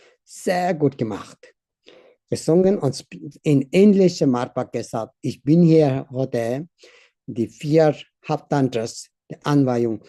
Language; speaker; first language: German; non-native, learner; Tibetan